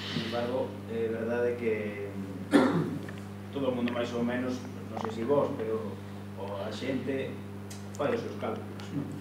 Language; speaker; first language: Galician; native; Galician